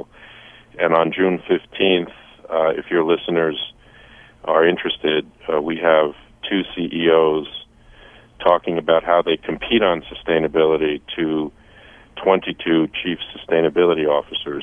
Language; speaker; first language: English; native; English